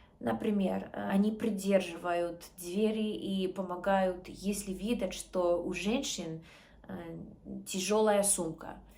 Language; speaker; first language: Russian; non-native, learner; English